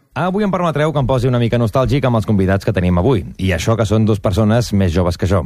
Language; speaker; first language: Catalan; native; Catalan